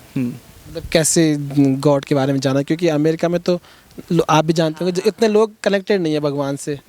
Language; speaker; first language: Hindi; native; Hindi